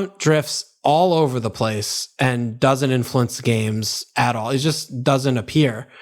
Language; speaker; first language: English; native; English